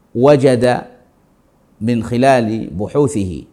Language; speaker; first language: Arabic; non-native, fluent; Swahili